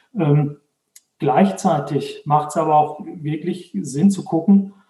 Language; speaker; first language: German; native; German